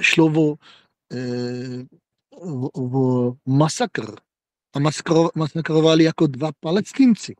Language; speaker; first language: Czech; non-native, fluent; Hebrew